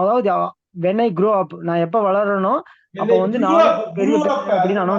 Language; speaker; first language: Tamil; native; Tamil